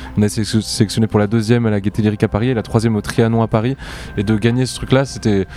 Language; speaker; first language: French; native; French